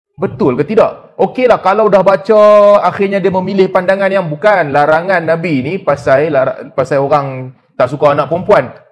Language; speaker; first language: Malay; native; Malay